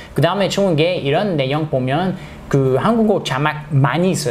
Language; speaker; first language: Korean; non-native, learner; English